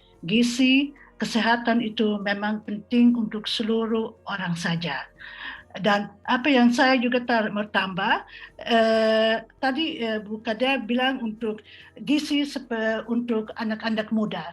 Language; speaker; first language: Indonesian; non-native, fluent; Dutch